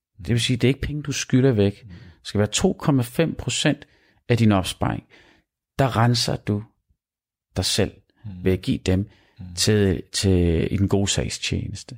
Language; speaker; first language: Danish; early bilingual, other home language; Arabic